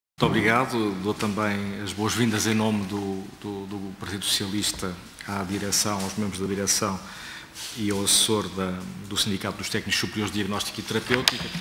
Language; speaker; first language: Portuguese; native; Portuguese